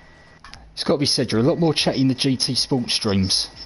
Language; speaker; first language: English; native; English